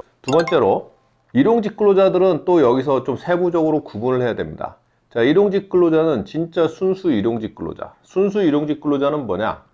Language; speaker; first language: Korean; native; Korean